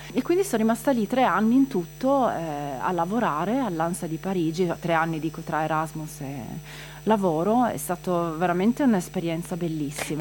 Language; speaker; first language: Italian; native; Italian